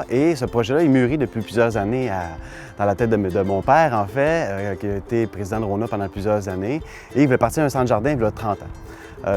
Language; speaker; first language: French; native; French